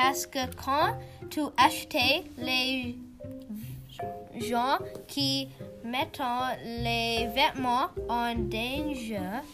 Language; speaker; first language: French; non-native, learner; English